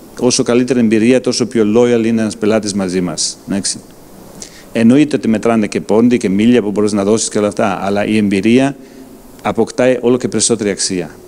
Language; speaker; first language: Greek; non-native, fluent; German